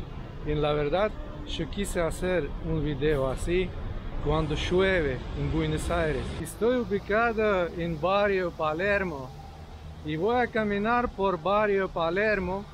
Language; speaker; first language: Spanish; non-native, fluent; Russian